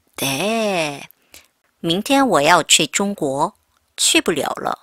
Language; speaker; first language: Chinese; non-native, fluent; Korean